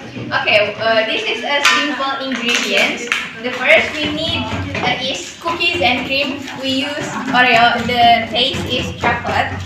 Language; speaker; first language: English; non-native, learner; Indonesian